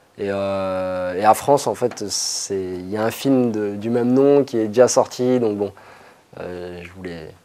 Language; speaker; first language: French; native; French